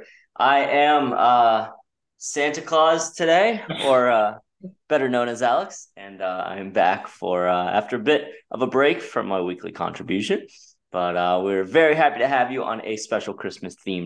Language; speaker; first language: English; native; English